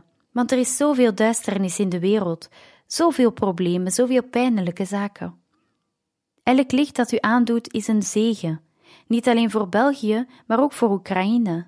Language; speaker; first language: Dutch; native; Dutch